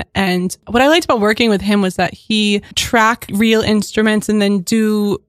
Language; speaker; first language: English; native; English